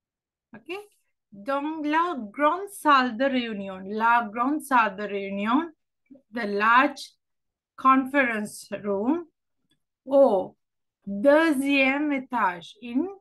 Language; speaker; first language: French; non-native, fluent; Sinhala